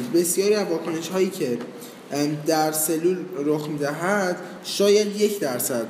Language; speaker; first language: Persian; native; Persian